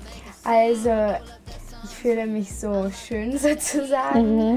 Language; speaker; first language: German; non-native, fluent; Portuguese